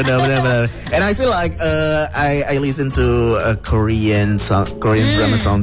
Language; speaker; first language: English; non-native, fluent; Indonesian